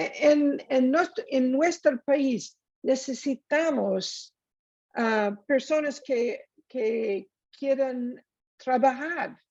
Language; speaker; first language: Spanish; non-native, learner; English